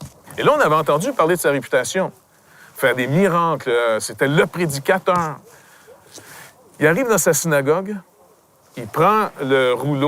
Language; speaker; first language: French; native; French